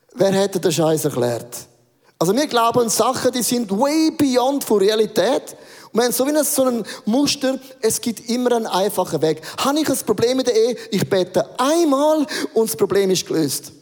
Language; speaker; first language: German; native; German